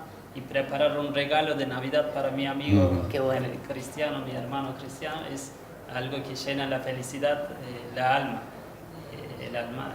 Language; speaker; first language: Spanish; non-native, learner; Turkish